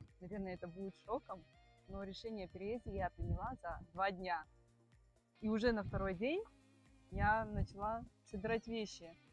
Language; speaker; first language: Russian; native; Russian